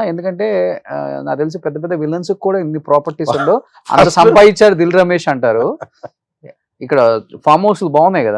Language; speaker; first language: Telugu; native; Telugu